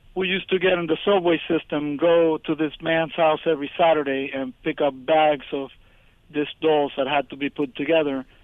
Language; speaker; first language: English; early bilingual, other home language; Spanish